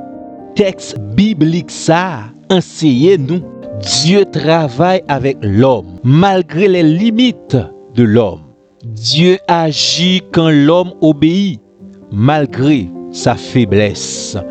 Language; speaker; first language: French; non-native, local second language; Haitian Creole